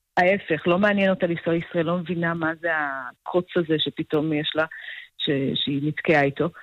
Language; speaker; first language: Hebrew; native; Hebrew